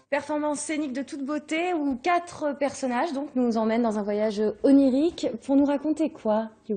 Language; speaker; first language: French; native; French